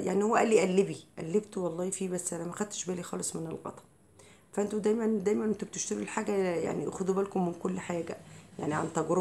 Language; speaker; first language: Arabic; native; Arabic